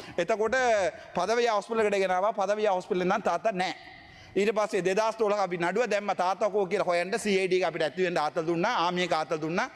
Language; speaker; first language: Sinhala; non-native, local second language; Tamil